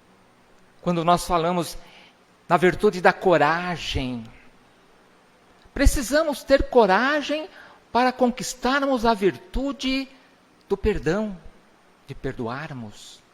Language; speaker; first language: Portuguese; native; Portuguese